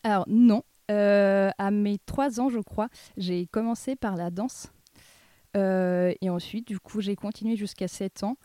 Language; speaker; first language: French; non-native, fluent; Russian